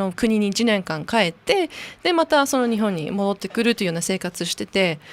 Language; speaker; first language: Japanese; non-native, local second language; English